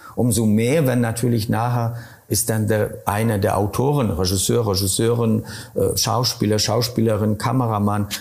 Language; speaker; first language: German; non-native, fluent; Polish